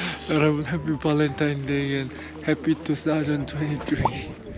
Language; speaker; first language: English; native; English